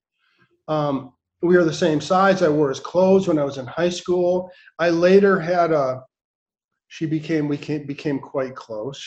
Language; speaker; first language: English; native; English